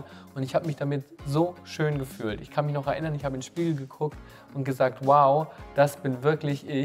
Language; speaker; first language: German; native; German